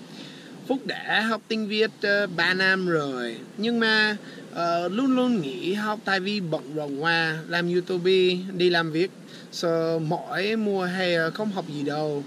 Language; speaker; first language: Vietnamese; non-native, learner; English